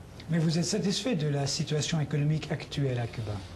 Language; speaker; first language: French; native; French